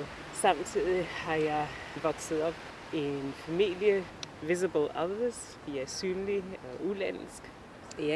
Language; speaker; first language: Danish; non-native, fluent; English